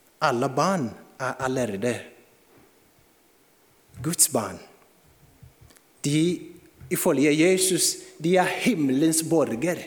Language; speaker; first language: Norwegian; non-native, fluent; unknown